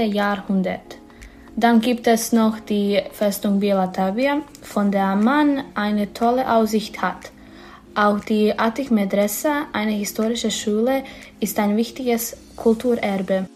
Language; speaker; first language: German; non-native, learner; Bosnian